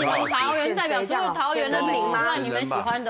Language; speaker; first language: Chinese; native; Chinese